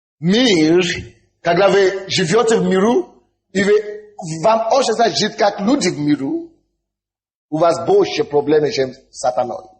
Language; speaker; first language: Russian; non-native, fluent; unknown